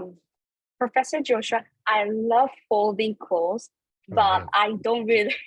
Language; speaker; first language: English; non-native, fluent; Korean